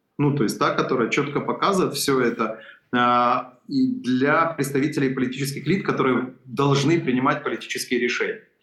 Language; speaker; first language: Russian; non-native, local second language; Ukrainian